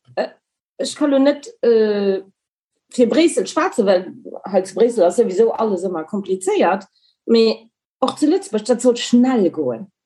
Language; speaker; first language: Luxembourgish; early bilingual, other home language; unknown